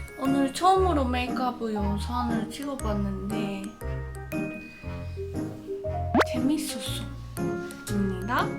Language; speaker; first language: Korean; non-native, learner; Japanese